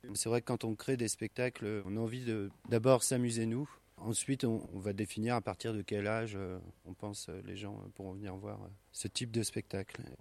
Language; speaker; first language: French; native; French